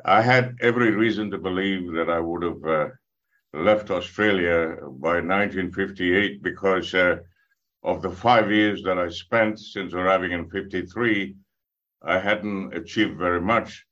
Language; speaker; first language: English; non-native, local second language; Tamil